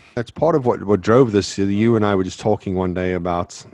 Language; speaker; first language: English; native; English